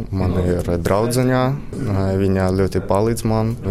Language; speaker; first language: Latvian; non-native, learner; Ukrainian